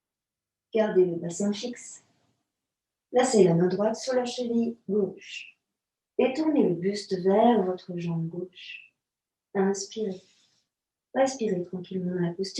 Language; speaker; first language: French; native; French